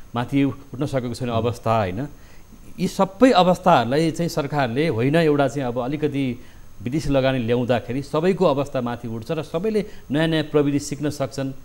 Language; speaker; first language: Nepali; native; Nepali